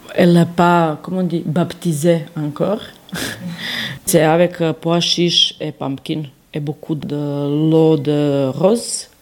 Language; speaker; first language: French; non-native, learner; Serbian